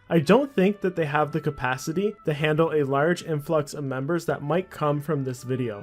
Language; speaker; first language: English; native; English